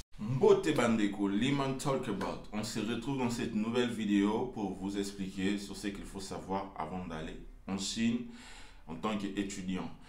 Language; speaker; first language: French; non-native, local second language; Lingala